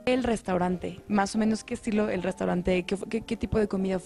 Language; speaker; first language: Spanish; native; Spanish